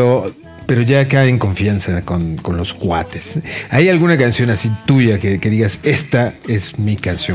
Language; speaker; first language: Spanish; native; Spanish